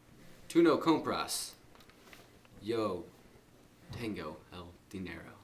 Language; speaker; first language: Spanish; non-native, learner; English